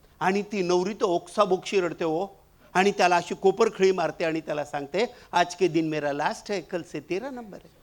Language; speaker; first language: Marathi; non-native, local second language; Marwari